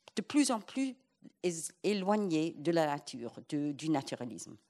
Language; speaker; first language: French; non-native, fluent; English